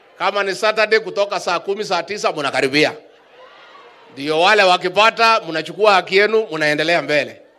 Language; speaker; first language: Swahili; non-native, local second language; Kikuyu